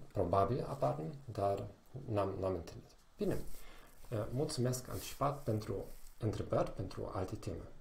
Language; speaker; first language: Romanian; non-native, fluent; German